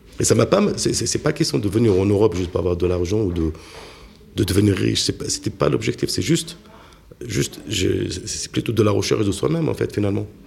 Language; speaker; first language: French; non-native, local second language; Arabic